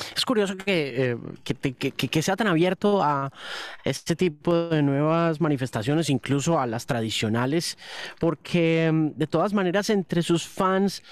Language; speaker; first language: Spanish; native; Spanish